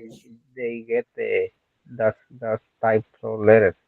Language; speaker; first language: English; non-native, learner; Spanish